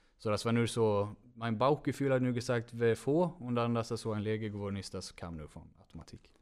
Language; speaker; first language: German; non-native, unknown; Swedish